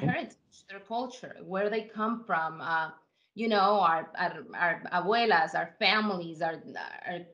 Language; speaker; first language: English; non-native, fluent; Spanish